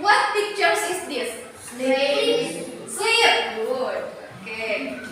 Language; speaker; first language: English; non-native, local second language; Indonesian